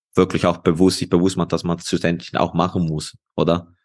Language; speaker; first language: German; non-native, fluent; Spanish